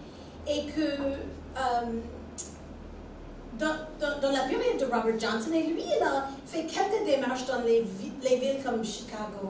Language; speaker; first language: French; non-native, fluent; English